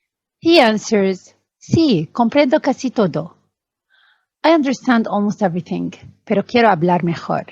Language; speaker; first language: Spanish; non-native, fluent; Arabic